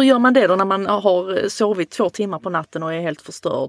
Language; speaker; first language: Swedish; native; Swedish